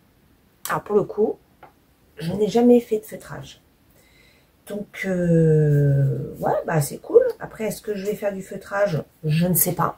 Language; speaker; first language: French; native; French